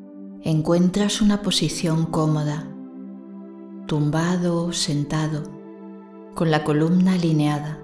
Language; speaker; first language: Spanish; native; Spanish